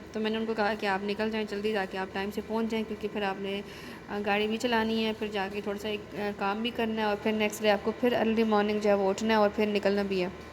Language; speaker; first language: Urdu; native; Urdu